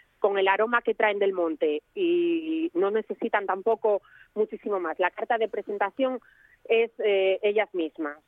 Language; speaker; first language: Spanish; native; Spanish